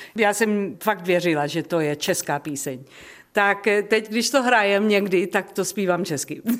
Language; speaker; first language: Czech; early bilingual, heritage; Czech